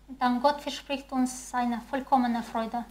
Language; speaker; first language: German; non-native, fluent; Chinese